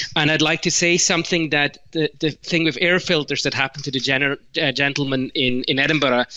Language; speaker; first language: English; non-native, fluent; Swiss German